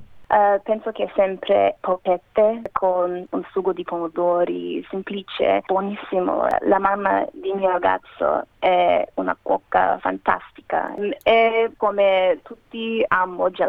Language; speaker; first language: Italian; non-native, learner; Macedonian